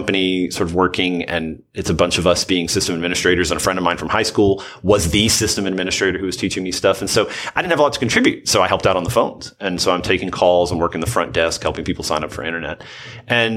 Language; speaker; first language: English; native; English